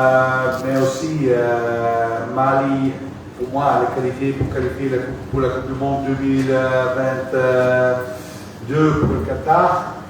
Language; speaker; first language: French; non-native, fluent; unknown